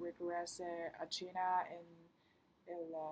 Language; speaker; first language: Spanish; non-native, learner; Chinese